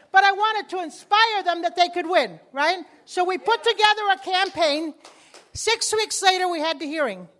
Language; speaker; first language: English; early bilingual, other home language; Spanish